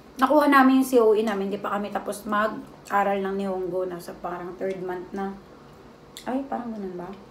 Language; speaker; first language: Filipino; native; Filipino